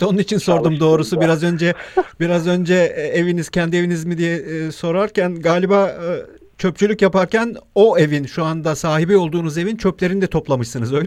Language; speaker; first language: Turkish; native; Turkish